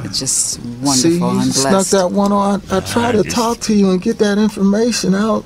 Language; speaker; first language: English; native; English